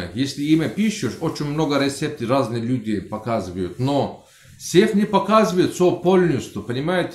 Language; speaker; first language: Russian; non-native, learner; Turkish